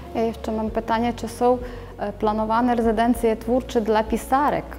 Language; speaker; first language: Polish; non-native, fluent; Ukrainian